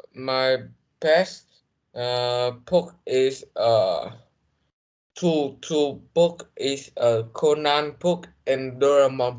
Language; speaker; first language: English; non-native, learner; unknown